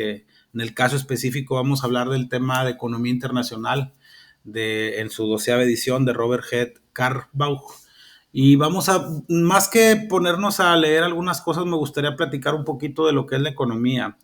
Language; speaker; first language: Spanish; native; Spanish